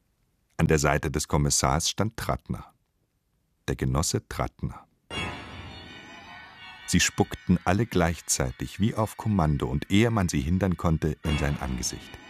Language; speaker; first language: German; native; German